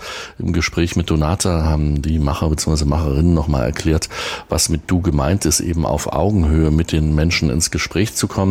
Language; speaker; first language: German; native; German